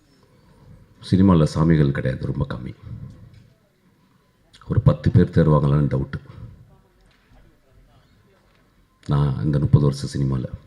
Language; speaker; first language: Tamil; native; Tamil